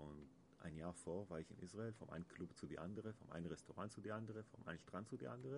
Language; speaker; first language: German; non-native, learner; Hebrew